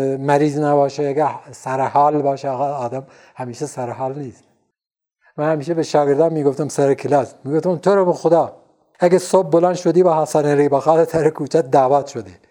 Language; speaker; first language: Persian; non-native, local second language; Central Kurdish